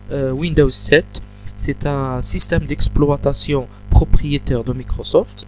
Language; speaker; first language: French; non-native, local second language; Arabic